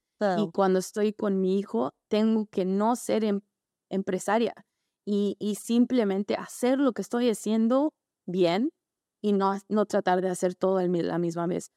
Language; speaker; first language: Spanish; early bilingual, heritage; Spanish